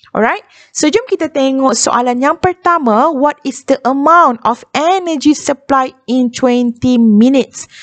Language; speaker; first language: English; non-native, local second language; Malay